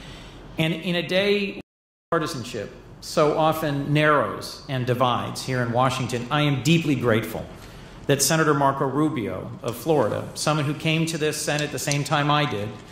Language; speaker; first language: English; native; English